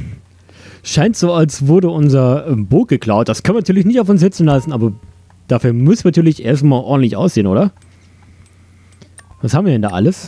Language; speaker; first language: German; native; German